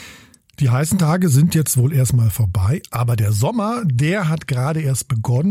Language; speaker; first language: German; native; German